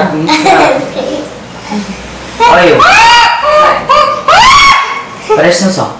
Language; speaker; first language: Portuguese; native; Portuguese